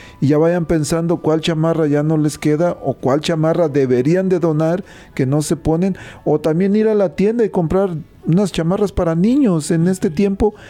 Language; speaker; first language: Spanish; native; Spanish